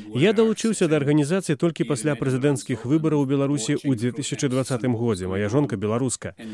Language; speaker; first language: Belarusian; non-native, fluent; English